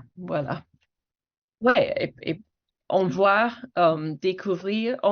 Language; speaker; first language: French; non-native, fluent; English